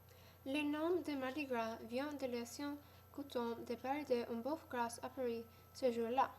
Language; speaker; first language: French; non-native, learner; English